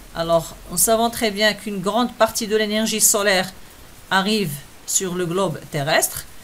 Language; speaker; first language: French; non-native, local second language; Arabic